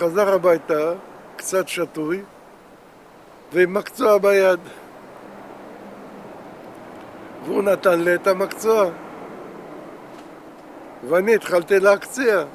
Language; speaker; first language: Hebrew; non-native, fluent; Russian